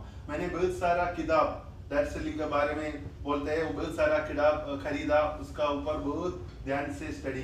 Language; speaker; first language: Hindi; non-native, fluent; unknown